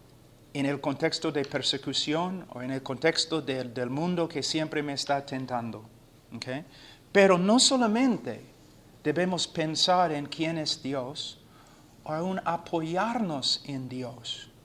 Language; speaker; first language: Spanish; non-native, fluent; English